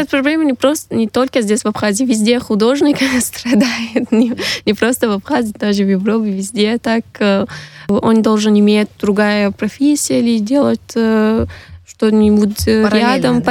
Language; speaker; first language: Russian; non-native, learner; Arabic